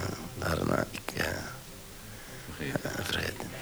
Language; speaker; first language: Dutch; non-native, learner; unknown